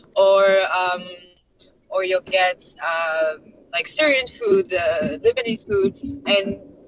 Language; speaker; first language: English; non-native, fluent; French